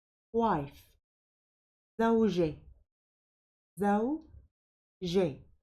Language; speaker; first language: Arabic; native; Arabic